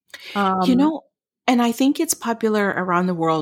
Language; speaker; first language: English; non-native, fluent; Ukrainian